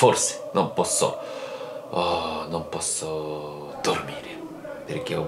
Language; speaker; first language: Italian; non-native, learner; Japanese